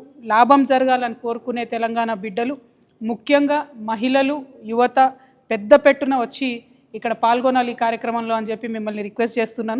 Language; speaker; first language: Telugu; native; Telugu